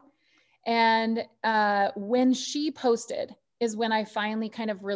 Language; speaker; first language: English; native; English